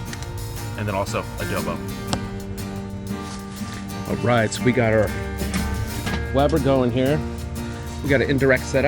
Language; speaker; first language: English; native; English